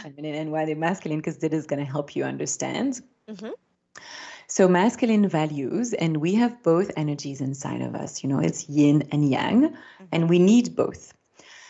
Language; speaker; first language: English; non-native, fluent; French